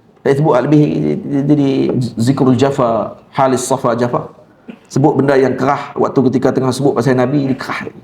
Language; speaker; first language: Malay; native; Malay